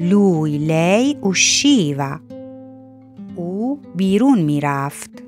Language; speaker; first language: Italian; non-native, fluent; Persian